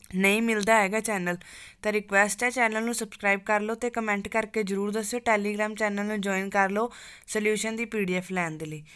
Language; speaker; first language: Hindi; non-native, local second language; Punjabi